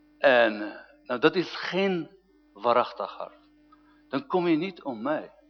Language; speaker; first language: Dutch; non-native, fluent; Arabic